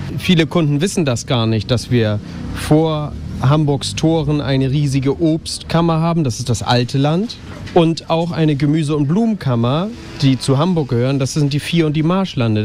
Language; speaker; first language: German; native; German